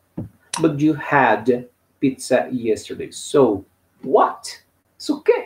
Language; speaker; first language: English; non-native, fluent; Spanish